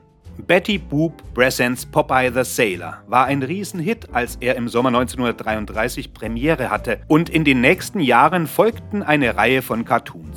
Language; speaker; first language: German; native; German